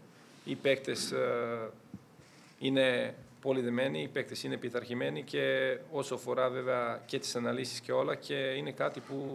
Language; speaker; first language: Greek; non-native, fluent; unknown